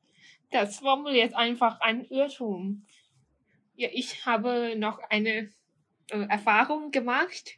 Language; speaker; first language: German; non-native, fluent; Thai